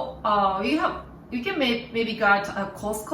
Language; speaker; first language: English; non-native, learner; Japanese